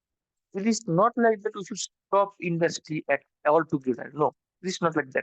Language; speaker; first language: English; non-native, local second language; Bangla